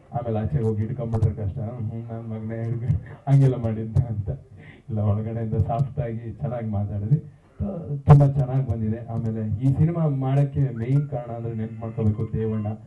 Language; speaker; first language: Kannada; native; Kannada